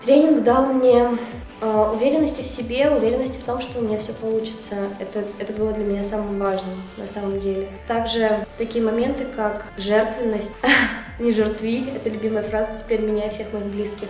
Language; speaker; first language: Russian; native; Russian